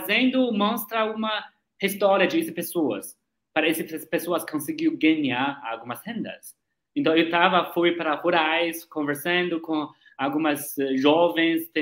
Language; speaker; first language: Portuguese; non-native, learner; Chinese